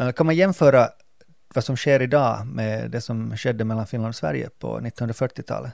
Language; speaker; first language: Swedish; native; Swedish